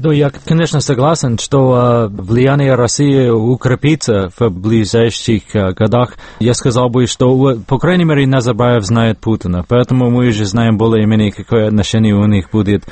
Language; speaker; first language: Russian; non-native, fluent; English